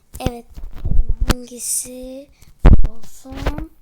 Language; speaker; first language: Turkish; early bilingual, heritage; Turkish